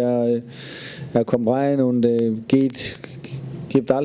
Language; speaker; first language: German; non-native, learner; Danish